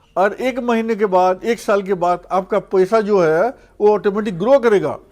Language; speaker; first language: Hindi; non-native, local second language; Odia